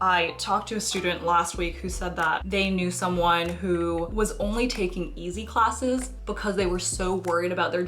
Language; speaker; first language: English; early bilingual, other home language; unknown